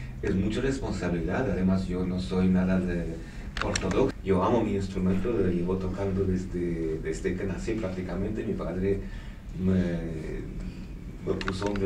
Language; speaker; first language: Spanish; non-native, fluent; Armenian